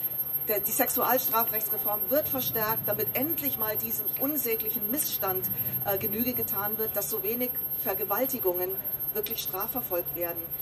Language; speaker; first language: German; native; German